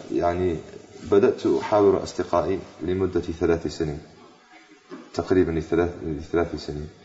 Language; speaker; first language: Arabic; non-native, fluent; English